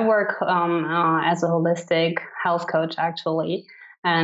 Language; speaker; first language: English; non-native, fluent; German